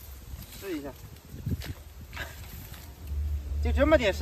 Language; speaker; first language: Chinese; native; Chinese